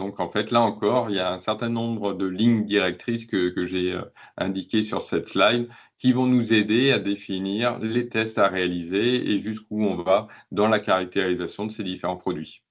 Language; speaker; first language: French; native; French